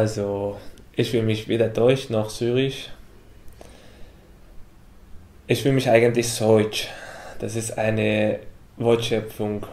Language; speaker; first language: German; non-native, local second language; Arabic